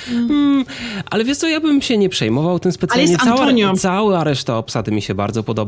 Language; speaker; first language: Polish; native; Polish